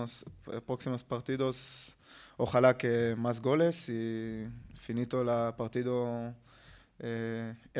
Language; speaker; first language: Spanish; non-native, learner; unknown